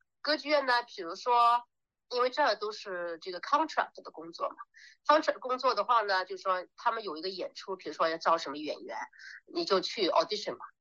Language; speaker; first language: Chinese; native; Chinese